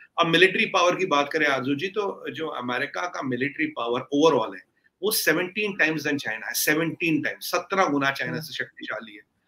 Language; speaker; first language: Hindi; native; Hindi